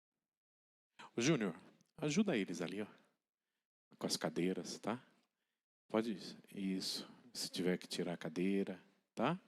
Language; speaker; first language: Portuguese; native; Portuguese